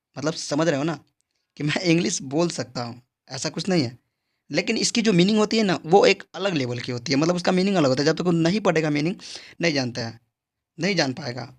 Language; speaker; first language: Hindi; native; Hindi